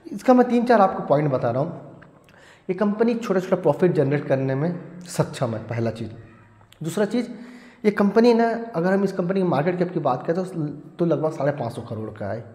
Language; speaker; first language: Hindi; native; Hindi